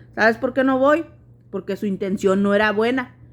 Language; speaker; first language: Spanish; early bilingual, heritage; Spanish